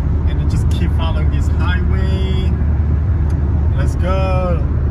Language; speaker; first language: English; non-native, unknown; Korean